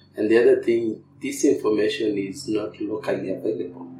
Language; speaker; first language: English; non-native, local second language; Masai